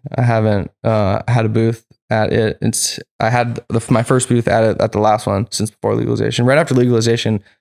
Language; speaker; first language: English; native; English